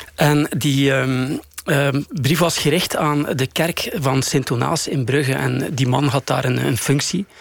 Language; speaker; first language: Dutch; native; Dutch